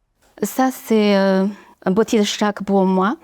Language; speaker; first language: French; non-native, learner; Chinese